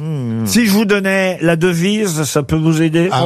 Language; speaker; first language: French; native; French